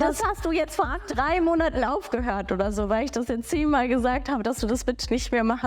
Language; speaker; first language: German; early bilingual, other home language; Bangla